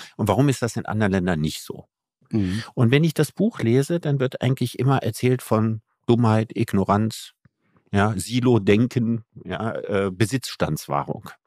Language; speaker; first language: German; native; German